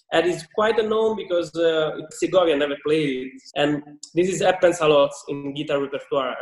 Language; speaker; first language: English; non-native, fluent; Italian